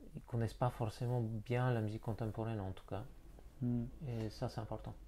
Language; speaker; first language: French; non-native, fluent; Bulgarian